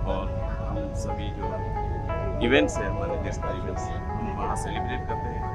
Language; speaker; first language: Hindi; native; Hindi